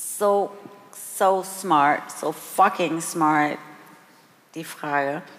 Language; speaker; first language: German; early bilingual, other home language; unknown